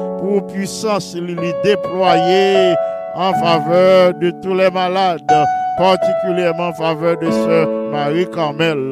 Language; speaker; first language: French; non-native, local second language; Haitian Creole